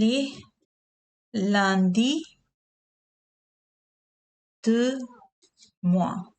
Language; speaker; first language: French; non-native, learner; Urdu